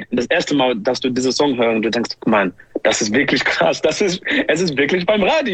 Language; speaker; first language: German; non-native, learner; English